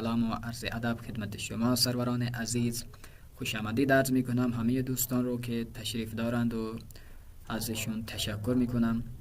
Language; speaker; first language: Persian; non-native, fluent; Urdu